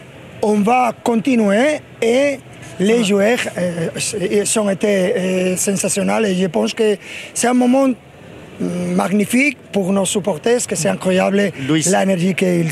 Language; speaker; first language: French; non-native, fluent; Spanish